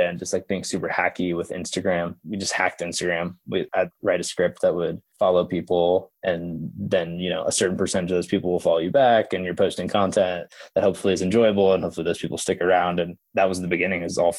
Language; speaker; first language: English; native; English